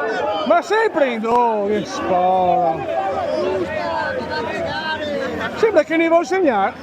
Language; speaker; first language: Italian; native; Italian